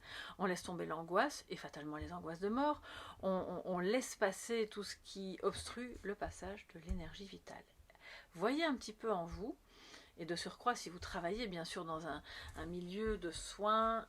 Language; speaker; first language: French; native; French